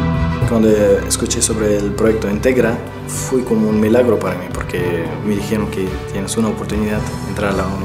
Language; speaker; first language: Spanish; non-native, fluent; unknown